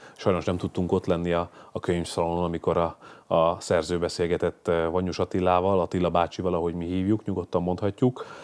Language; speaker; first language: Hungarian; native; Hungarian